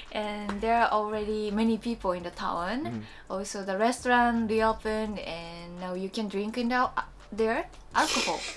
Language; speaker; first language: English; non-native, learner; Japanese